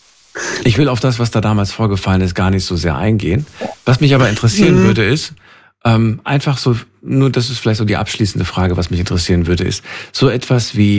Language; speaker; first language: German; native; German